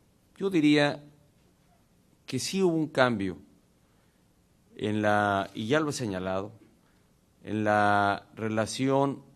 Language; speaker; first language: Spanish; native; Spanish